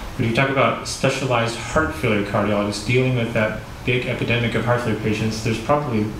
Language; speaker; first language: English; native; English